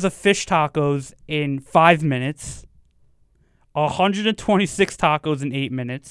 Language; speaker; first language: English; native; English